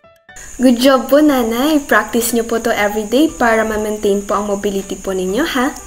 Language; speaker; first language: Filipino; native; Filipino